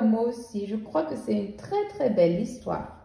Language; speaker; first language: French; native; French